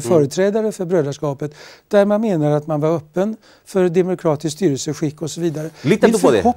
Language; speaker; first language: Swedish; native; Swedish